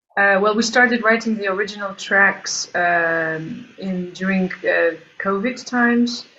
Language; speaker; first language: English; early bilingual, other home language; Albanian